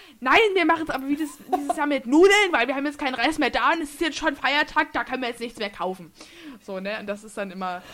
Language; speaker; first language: German; native; German